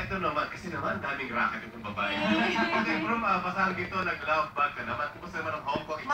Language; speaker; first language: Filipino; native; Filipino